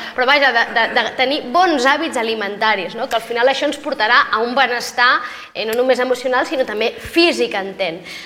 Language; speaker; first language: Catalan; native; Catalan